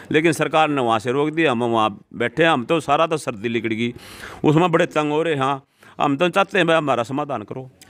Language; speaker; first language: Hindi; native; Hindi